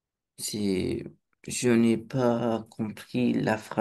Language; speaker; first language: French; non-native, learner; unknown